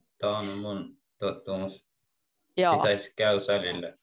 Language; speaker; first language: Finnish; non-native, learner; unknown